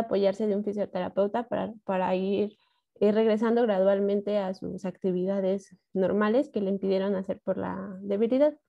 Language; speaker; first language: Spanish; native; Spanish